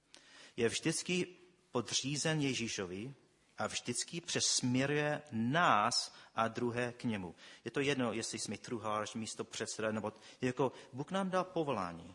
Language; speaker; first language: Czech; non-native, fluent; English